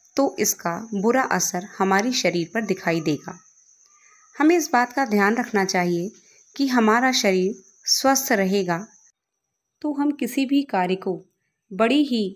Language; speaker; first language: Hindi; native; Hindi